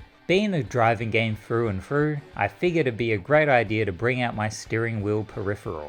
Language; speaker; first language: English; native; English